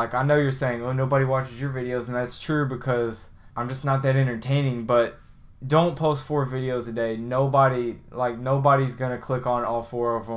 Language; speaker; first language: English; native; English